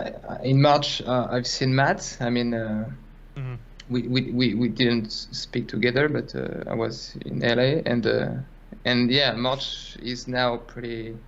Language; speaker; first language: English; non-native, fluent; French